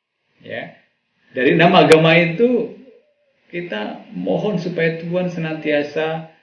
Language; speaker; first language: Indonesian; native; Indonesian